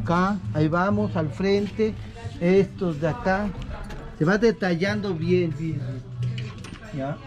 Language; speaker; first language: Spanish; native; Spanish